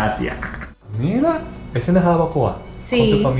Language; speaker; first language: Spanish; non-native, learner; Japanese